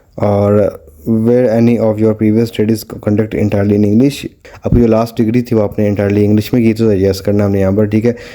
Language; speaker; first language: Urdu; non-native, local second language; Punjabi